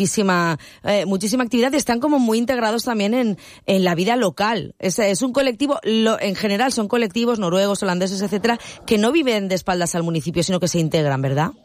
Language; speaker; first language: Spanish; native; Spanish